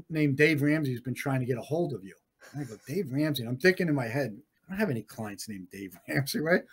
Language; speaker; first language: English; native; English